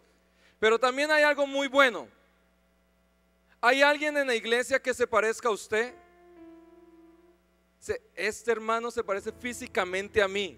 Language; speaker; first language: Spanish; native; Spanish